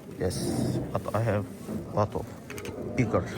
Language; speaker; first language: English; non-native, learner; Turkish